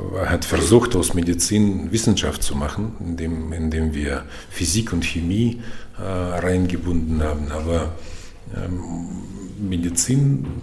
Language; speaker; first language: German; non-native, fluent; Russian